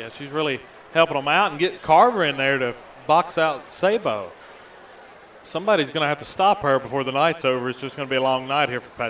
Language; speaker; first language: English; native; English